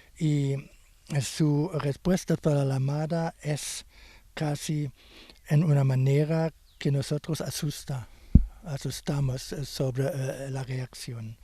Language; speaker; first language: Spanish; non-native, fluent; German